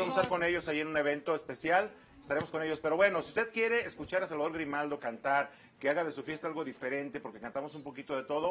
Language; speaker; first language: Spanish; native; Spanish